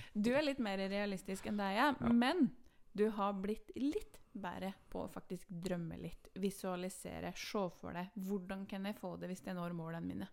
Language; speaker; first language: Norwegian; native; Norwegian